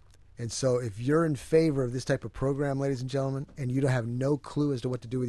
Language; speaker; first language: English; native; English